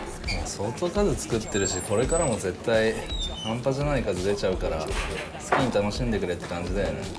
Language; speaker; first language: Japanese; native; Japanese